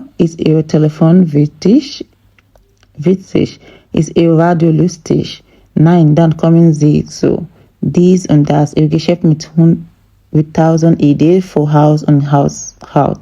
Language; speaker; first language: German; non-native, fluent; English